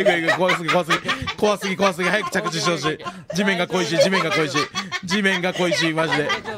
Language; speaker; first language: Japanese; native; Japanese